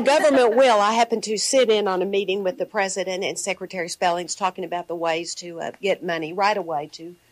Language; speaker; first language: English; native; English